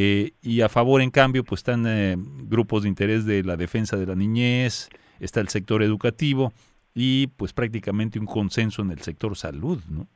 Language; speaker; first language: Spanish; native; Spanish